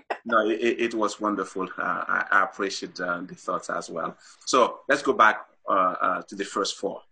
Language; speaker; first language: English; non-native, fluent; Haitian Creole